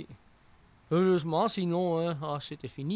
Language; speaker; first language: French; non-native, local second language; Dutch